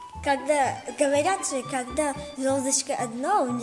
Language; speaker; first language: Russian; non-native, learner; Tajik